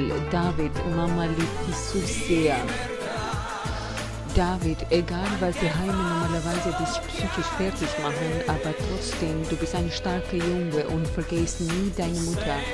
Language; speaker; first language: German; non-native, learner; Albanian